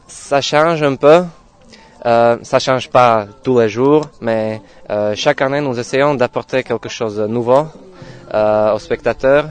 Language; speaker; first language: French; non-native, fluent; Slovak